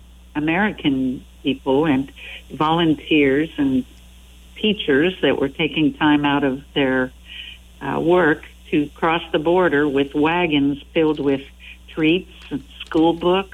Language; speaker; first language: English; non-native, fluent; French